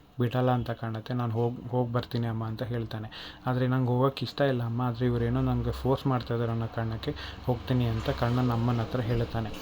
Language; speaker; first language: Kannada; native; Kannada